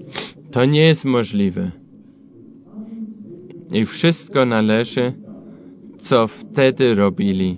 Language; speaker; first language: Polish; non-native, fluent; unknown